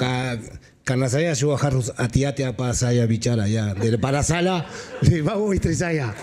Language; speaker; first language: Indonesian; non-native, fluent; Spanish